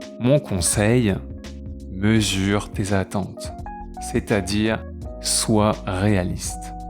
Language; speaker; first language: French; native; French